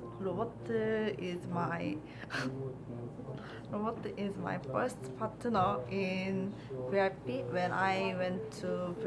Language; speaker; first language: English; non-native, learner; Korean